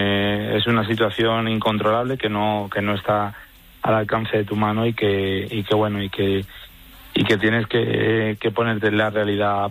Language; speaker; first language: Spanish; native; Spanish